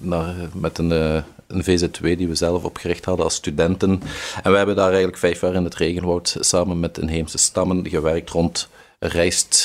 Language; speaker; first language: Dutch; native; Dutch